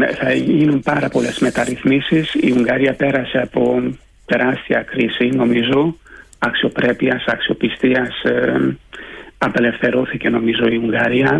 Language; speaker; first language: Greek; early bilingual, heritage; Greek